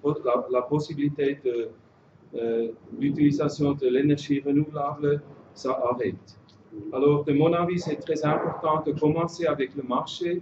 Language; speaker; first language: French; non-native, fluent; German